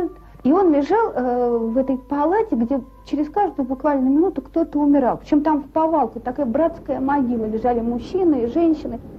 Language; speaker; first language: Russian; native; Russian